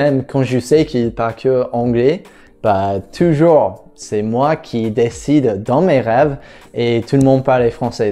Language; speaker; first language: French; non-native, fluent; English